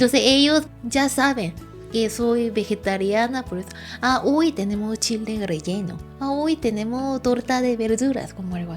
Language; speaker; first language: Spanish; non-native, learner; Korean